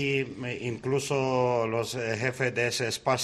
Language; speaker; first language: Spanish; non-native, learner; Ukrainian